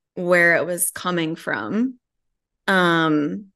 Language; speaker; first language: English; native; English